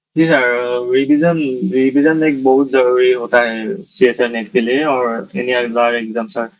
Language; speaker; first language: Hindi; non-native, local second language; Assamese